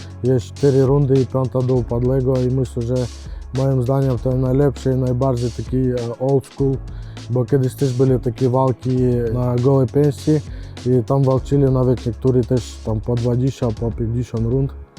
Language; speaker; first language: Polish; non-native, fluent; Ukrainian